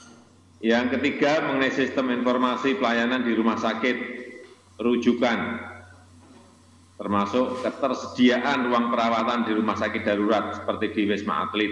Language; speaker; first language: Indonesian; non-native, local second language; Javanese